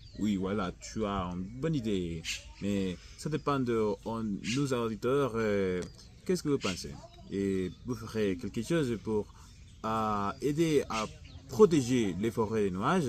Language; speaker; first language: French; non-native, learner; Spanish